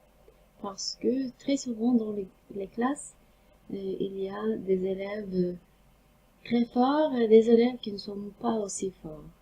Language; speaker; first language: French; non-native, fluent; Norwegian